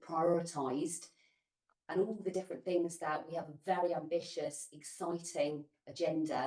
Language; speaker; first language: English; native; English